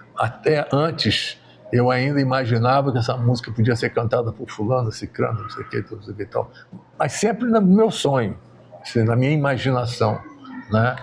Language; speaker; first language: Portuguese; native; Portuguese